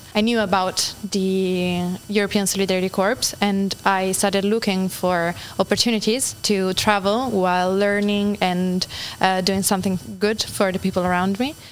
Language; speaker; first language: English; non-native, fluent; Italian